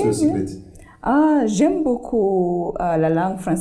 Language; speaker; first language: French; non-native, learner; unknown